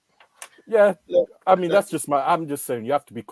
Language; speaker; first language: English; native; English